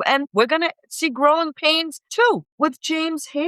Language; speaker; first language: English; native; English